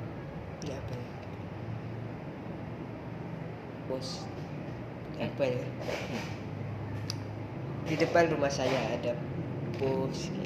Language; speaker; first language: Indonesian; non-native, learner; Malay